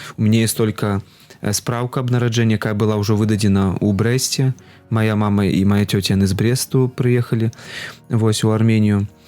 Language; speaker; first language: Belarusian; non-native, local second language; Russian